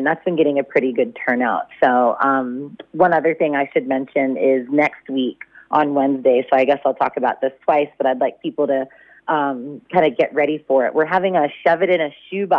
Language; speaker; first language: English; native; English